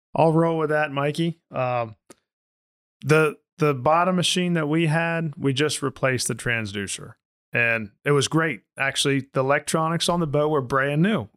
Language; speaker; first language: English; native; English